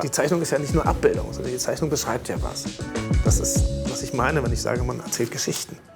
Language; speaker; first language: German; native; German